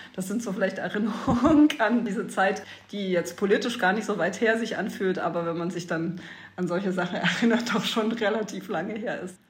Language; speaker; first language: German; native; German